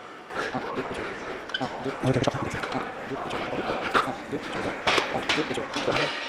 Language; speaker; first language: French; native; French